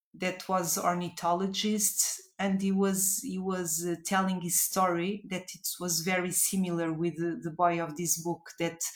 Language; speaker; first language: English; non-native, fluent; Portuguese